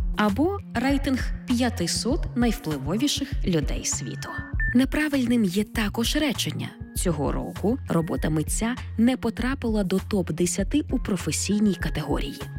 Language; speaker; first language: Ukrainian; native; Ukrainian